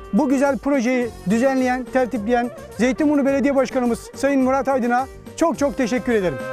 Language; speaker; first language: Turkish; native; Turkish